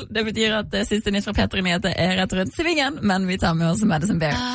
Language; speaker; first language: Norwegian; native; Norwegian